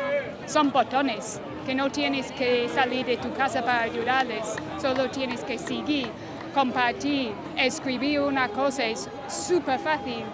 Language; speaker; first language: Spanish; non-native, fluent; English